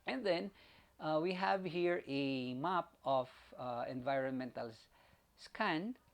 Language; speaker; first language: English; non-native, local second language; Filipino